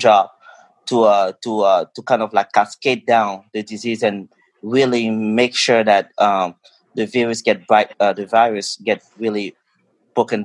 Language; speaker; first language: English; non-native, local second language; French